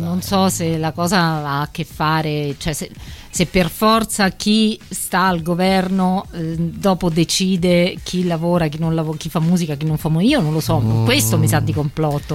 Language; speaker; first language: Italian; native; Italian